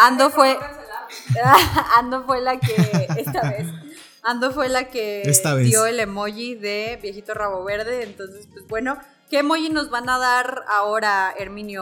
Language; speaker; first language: Spanish; native; Spanish